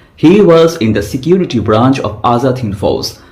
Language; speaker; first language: English; non-native, local second language; Bangla